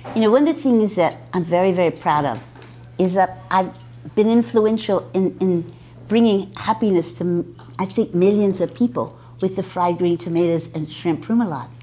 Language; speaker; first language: English; native; English